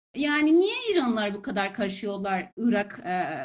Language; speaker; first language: Turkish; non-native, fluent; Persian